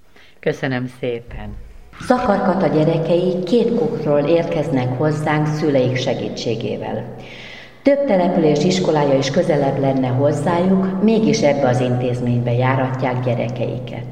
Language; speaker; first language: Hungarian; native; Hungarian